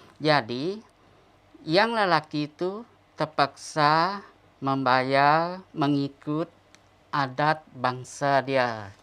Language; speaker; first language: Malay; non-native, local second language; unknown